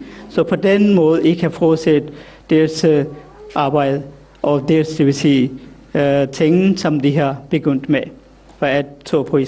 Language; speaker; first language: Danish; non-native, fluent; Urdu